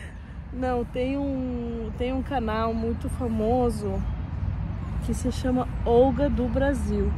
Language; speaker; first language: Portuguese; non-native, fluent; Russian